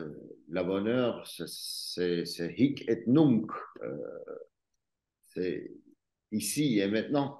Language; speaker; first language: French; non-native, local second language; Dutch